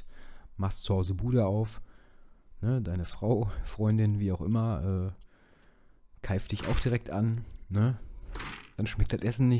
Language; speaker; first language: German; native; German